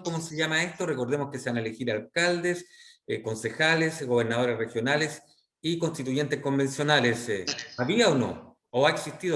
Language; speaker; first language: Spanish; native; Spanish